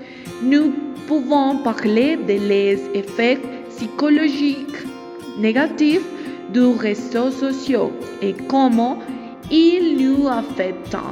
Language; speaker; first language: French; non-native, learner; Spanish